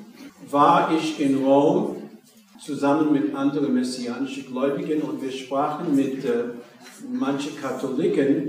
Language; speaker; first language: German; non-native, fluent; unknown